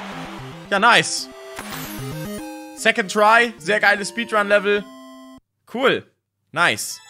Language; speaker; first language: German; native; German